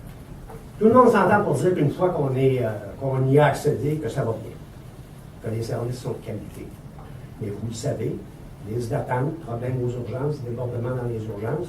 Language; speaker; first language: French; native; French